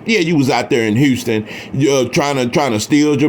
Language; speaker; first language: English; native; English